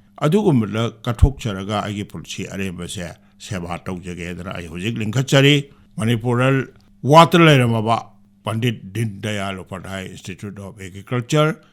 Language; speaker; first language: Manipuri; native; Manipuri